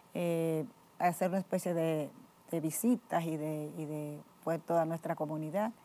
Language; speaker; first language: Spanish; native; Spanish